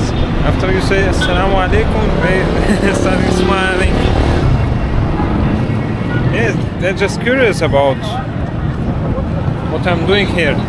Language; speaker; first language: English; non-native, fluent; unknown